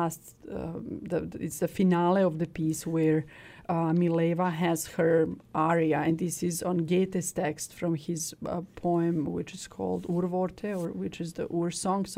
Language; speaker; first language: English; non-native, fluent; Serbian